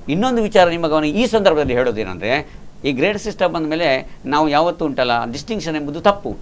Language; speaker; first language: Kannada; non-native, local second language; Marathi